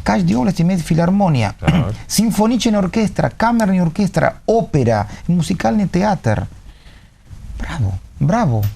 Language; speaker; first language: Russian; non-native, learner; Spanish